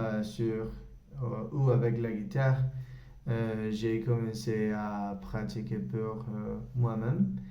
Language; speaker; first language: French; non-native, learner; Spanish